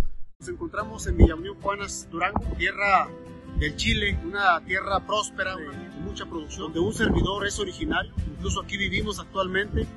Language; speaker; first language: Spanish; native; Spanish